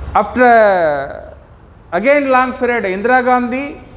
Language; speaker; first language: English; non-native, local second language; Kannada